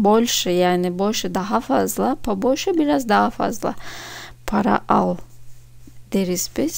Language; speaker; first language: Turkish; non-native, fluent; Russian